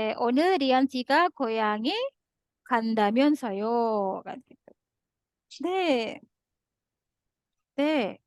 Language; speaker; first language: Korean; non-native, fluent; Indonesian